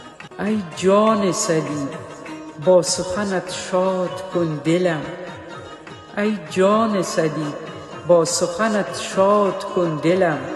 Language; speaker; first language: Persian; native; Persian